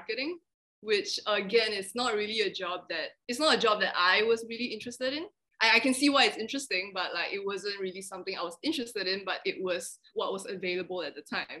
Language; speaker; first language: English; non-native, local second language; Chinese